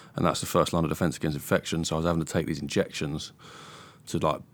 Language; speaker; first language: English; native; English